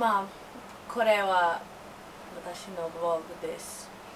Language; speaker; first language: Japanese; non-native, learner; English